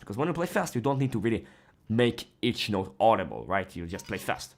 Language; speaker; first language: English; non-native, fluent; Hebrew